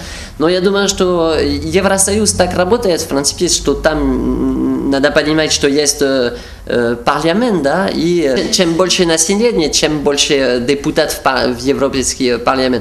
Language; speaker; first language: Russian; non-native, fluent; French